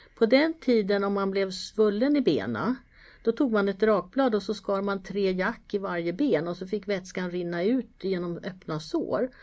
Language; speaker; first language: Swedish; native; Swedish